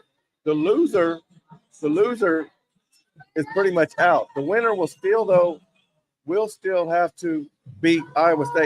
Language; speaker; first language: English; native; English